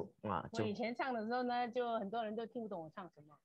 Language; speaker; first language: Chinese; native; Chinese